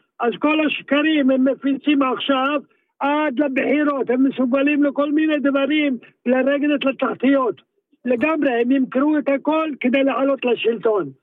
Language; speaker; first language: Hebrew; early bilingual, other home language; Arabic